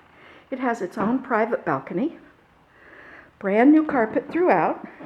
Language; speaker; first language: English; native; English